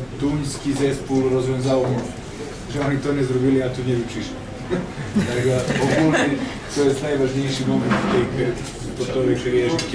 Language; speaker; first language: Polish; non-native, fluent; Serbian